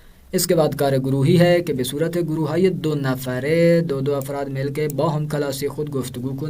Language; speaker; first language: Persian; non-native, fluent; Urdu